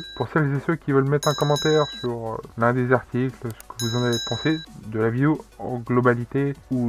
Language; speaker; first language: French; native; French